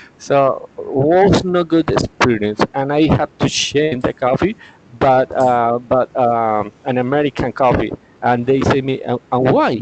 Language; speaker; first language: English; non-native, learner; Spanish